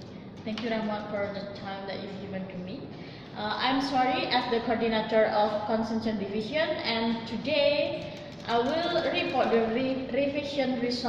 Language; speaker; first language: English; non-native, learner; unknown